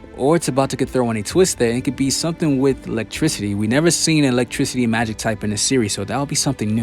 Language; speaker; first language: English; native; English